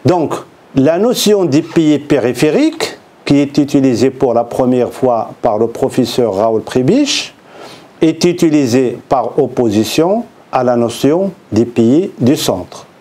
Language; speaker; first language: French; non-native, local second language; Arabic